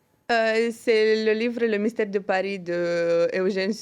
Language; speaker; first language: French; non-native, fluent; Romanian